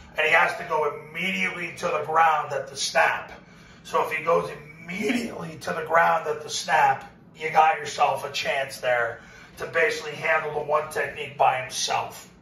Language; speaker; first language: English; native; English